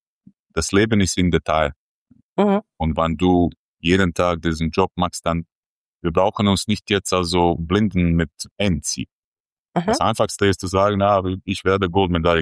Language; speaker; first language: German; non-native, fluent; Croatian